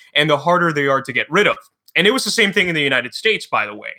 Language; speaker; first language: English; early bilingual, other home language; Spanish